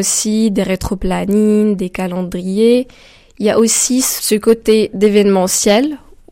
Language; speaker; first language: French; non-native, local second language; Arabic